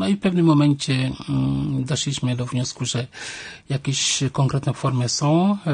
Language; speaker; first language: Polish; non-native, fluent; Wolof